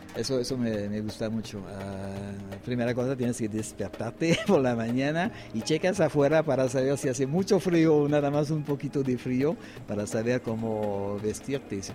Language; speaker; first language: Spanish; non-native, fluent; French